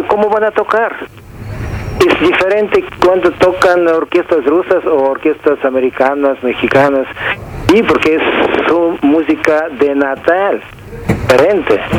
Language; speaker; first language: Spanish; non-native, fluent; Russian